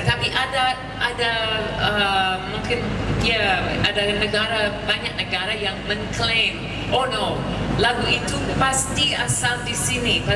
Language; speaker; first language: Indonesian; non-native, fluent; English